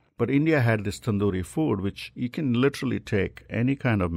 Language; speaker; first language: English; non-native, local second language; Telugu